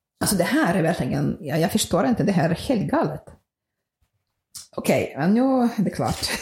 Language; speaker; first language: Swedish; non-native, fluent; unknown